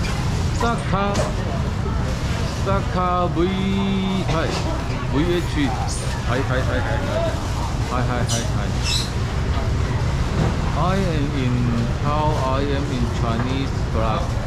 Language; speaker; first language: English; non-native, learner; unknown